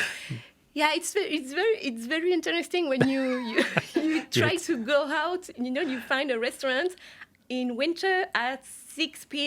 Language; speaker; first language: English; non-native, learner; French